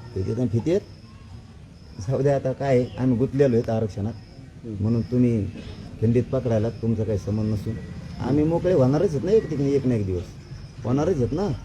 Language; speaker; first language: Marathi; native; Marathi